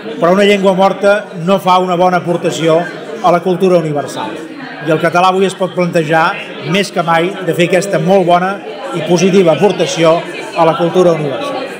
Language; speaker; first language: Catalan; native; Catalan